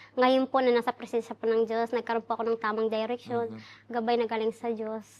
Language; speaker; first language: Filipino; native; Filipino